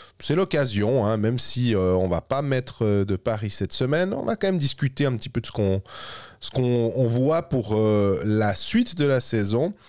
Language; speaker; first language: French; native; French